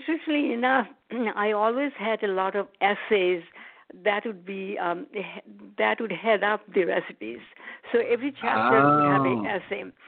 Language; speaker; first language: English; non-native, local second language; Bangla